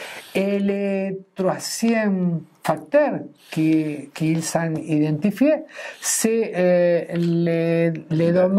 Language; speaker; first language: French; non-native, fluent; Spanish